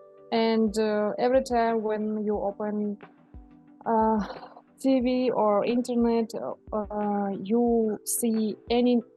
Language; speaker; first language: English; non-native, learner; Russian